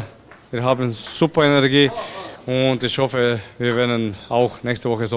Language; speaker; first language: German; non-native, learner; Croatian